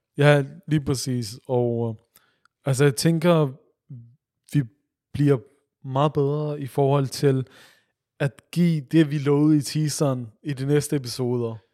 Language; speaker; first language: Danish; early bilingual, other home language; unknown